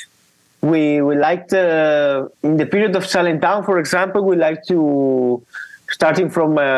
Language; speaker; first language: English; non-native, learner; Italian